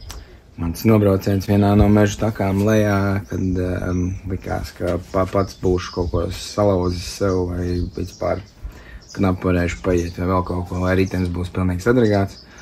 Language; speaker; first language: Latvian; native; Latvian